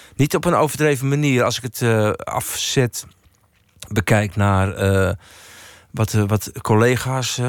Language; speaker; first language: Dutch; native; Dutch